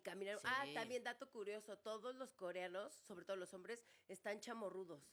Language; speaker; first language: Spanish; native; Spanish